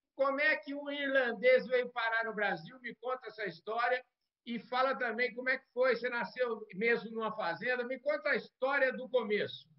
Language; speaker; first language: Portuguese; native; Portuguese